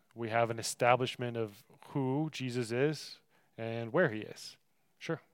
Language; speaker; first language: English; native; English